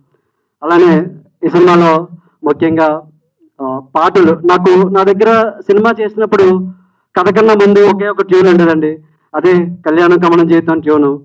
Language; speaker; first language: Telugu; native; Telugu